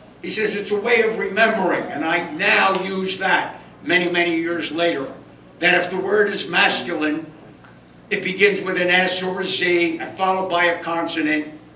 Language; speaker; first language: English; early bilingual, other home language; Italian